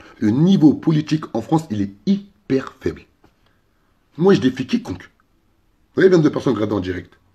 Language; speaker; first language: French; early bilingual, other home language; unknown